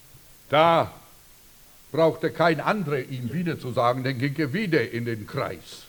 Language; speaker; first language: German; early bilingual, heritage; German